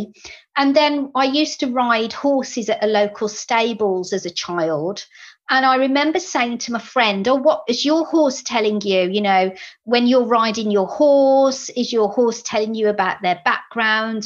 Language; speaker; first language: English; native; English